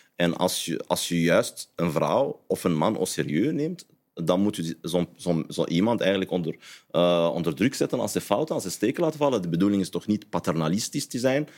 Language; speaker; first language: Dutch; non-native, fluent; Arabic